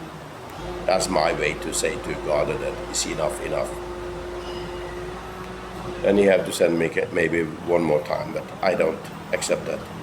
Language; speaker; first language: English; non-native, fluent; Norwegian